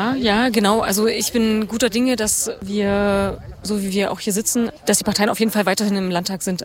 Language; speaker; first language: German; native; German